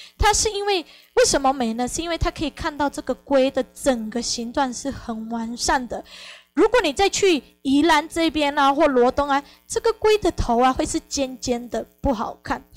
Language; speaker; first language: Chinese; non-native, fluent; Spanish